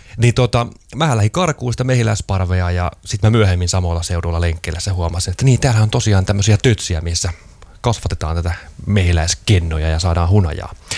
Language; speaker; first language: Finnish; native; Finnish